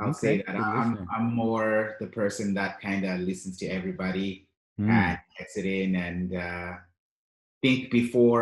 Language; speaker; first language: English; non-native, local second language; Shona